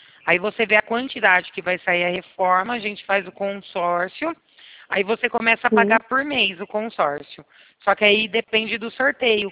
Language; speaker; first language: Portuguese; native; Portuguese